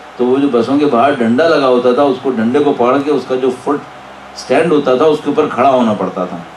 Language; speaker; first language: Urdu; native; Urdu